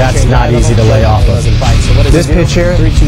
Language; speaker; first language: English; native; English